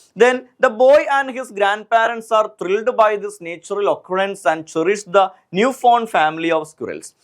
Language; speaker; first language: English; non-native, local second language; Malayalam